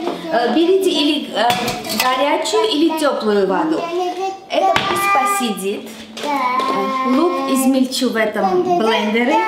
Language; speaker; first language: Russian; non-native, local second language; Armenian